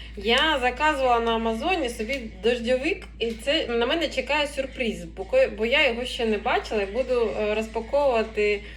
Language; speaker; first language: Ukrainian; non-native, local second language; Russian